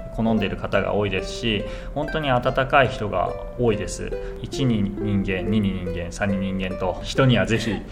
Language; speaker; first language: Japanese; native; Japanese